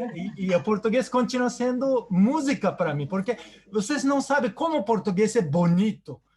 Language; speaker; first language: Portuguese; non-native, fluent; Japanese